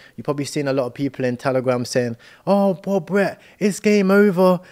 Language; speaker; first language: English; native; English